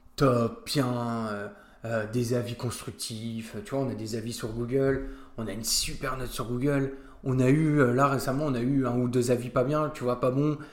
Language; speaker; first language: French; native; French